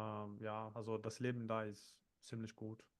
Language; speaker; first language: German; non-native, fluent; Portuguese